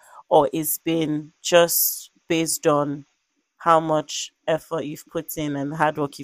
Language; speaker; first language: English; non-native, local second language; Yoruba